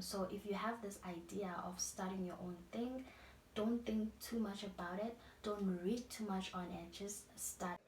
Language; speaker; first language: English; non-native, local second language; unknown